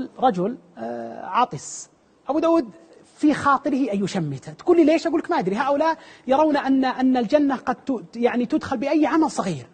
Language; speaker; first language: Arabic; native; Arabic